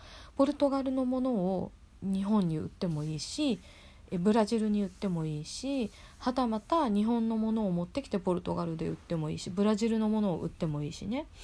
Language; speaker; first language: Japanese; native; Japanese